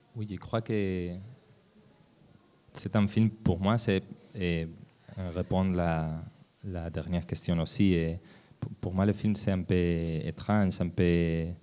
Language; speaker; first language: French; non-native, learner; Spanish